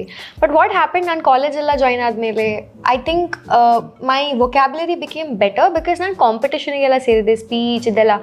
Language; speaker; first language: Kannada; non-native, local second language; Konkani